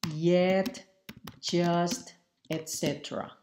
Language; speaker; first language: English; non-native, fluent; Indonesian